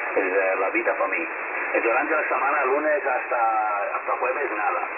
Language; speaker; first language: Spanish; non-native, learner; English